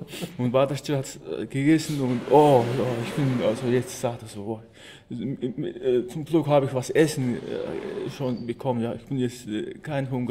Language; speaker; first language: German; non-native, learner; Mongolian